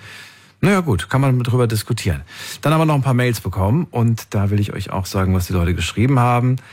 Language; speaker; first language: German; native; German